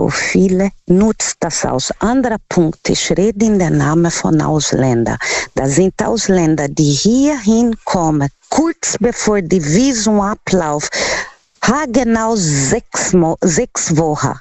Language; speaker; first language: German; non-native, fluent; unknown